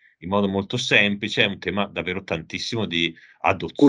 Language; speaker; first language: Italian; native; Italian